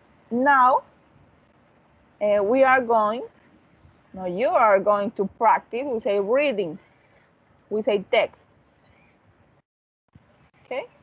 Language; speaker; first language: English; non-native, learner; Spanish